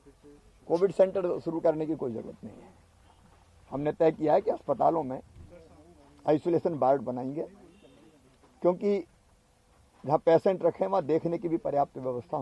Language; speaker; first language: Hindi; native; Hindi